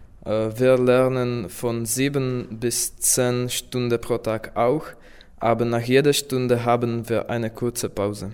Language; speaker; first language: German; non-native, learner; Czech